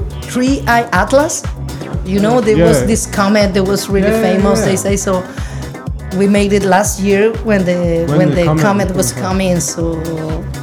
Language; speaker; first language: English; non-native, fluent; Spanish